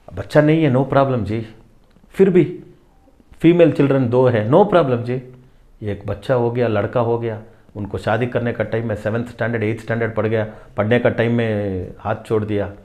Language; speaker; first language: Hindi; non-native, local second language; Tamil